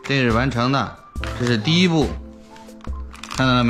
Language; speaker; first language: Chinese; native; Chinese